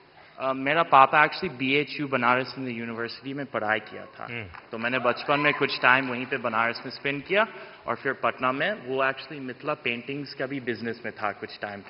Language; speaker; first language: Hindi; early bilingual, other home language; English